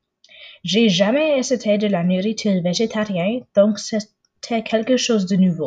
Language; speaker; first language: French; non-native, local second language; English